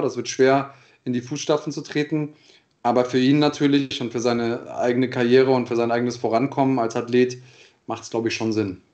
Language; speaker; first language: German; native; German